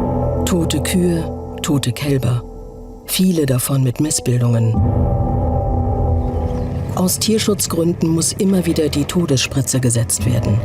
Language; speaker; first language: German; native; German